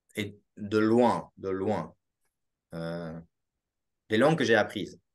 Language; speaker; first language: French; native; French